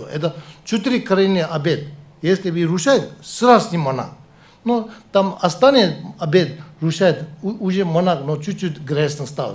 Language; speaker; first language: Russian; non-native, learner; Tibetan